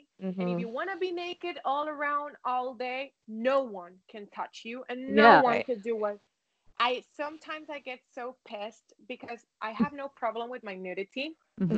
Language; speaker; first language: English; non-native, fluent; Spanish